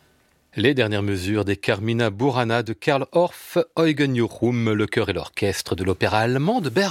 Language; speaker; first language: French; native; French